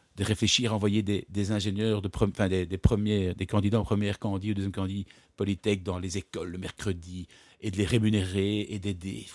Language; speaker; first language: French; native; French